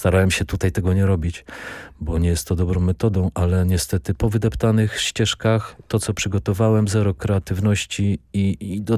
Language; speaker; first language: Polish; native; Polish